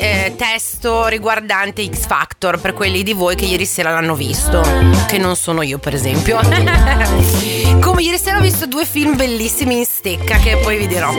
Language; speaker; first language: Italian; native; Italian